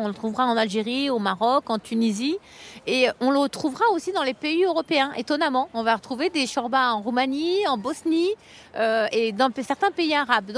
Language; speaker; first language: French; native; French